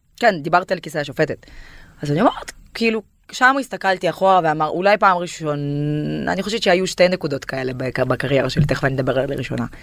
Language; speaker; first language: Hebrew; non-native, fluent; Russian